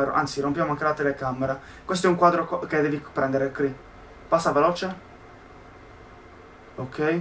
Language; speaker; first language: Italian; native; Italian